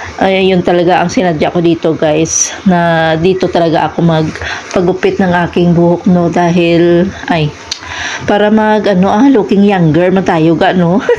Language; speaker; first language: Filipino; native; Filipino